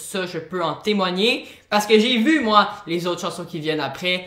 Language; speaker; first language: French; native; French